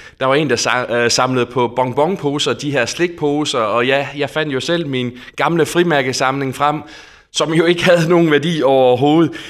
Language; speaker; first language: Danish; native; Danish